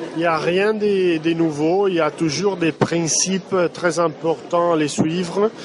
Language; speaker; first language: French; non-native, fluent; Italian